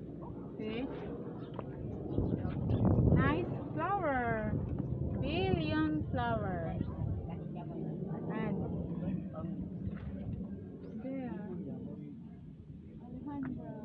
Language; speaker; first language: English; non-native, learner; Filipino